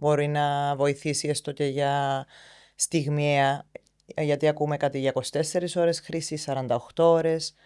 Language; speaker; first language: Greek; native; Greek